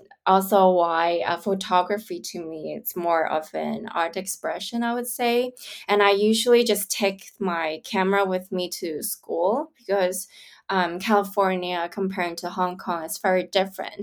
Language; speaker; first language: English; non-native, local second language; Cantonese